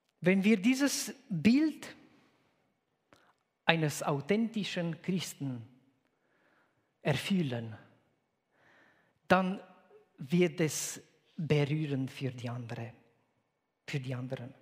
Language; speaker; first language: German; non-native, fluent; Romanian